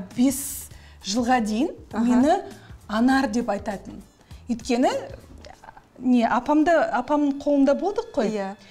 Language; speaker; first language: Kazakh; non-native, local second language; Russian